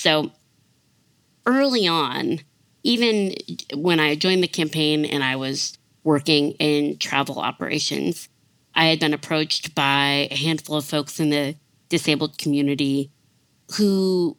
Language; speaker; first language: English; native; English